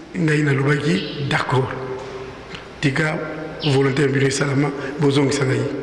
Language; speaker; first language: Lingala; native; Lingala